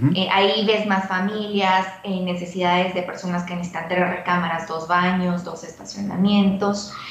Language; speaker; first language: Spanish; native; Spanish